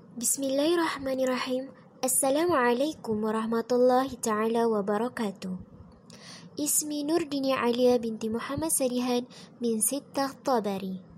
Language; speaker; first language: Arabic; non-native, learner; Malay